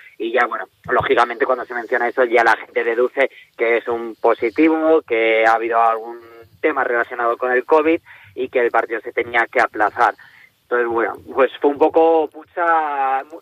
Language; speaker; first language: Spanish; native; Spanish